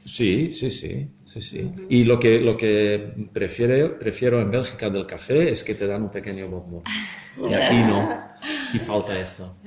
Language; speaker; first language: Spanish; non-native, fluent; Dutch